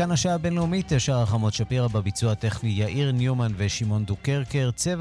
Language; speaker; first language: Hebrew; native; Hebrew